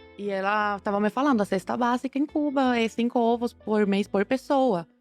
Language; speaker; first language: Portuguese; non-native, fluent; Spanish